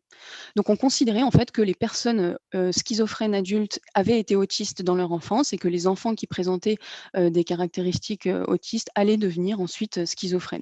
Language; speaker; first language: French; native; French